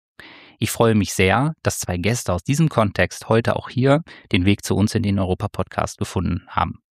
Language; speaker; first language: German; native; German